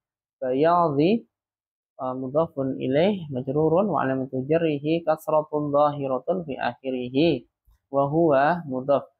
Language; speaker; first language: Arabic; non-native, fluent; Indonesian